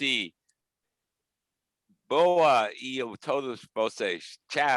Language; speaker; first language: Portuguese; non-native, learner; English